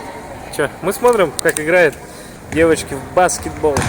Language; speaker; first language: Russian; native; Russian